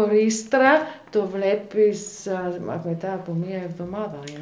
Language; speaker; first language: Greek; non-native, learner; German